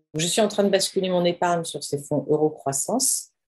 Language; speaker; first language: French; native; French